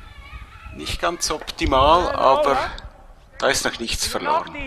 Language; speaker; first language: German; native; German